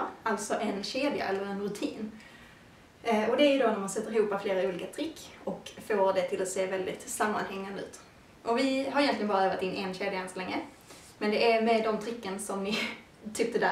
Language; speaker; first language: Swedish; native; Swedish